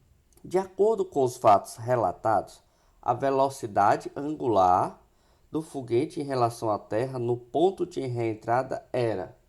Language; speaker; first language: Portuguese; native; Portuguese